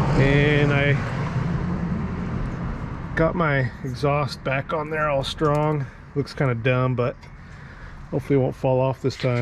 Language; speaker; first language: English; native; English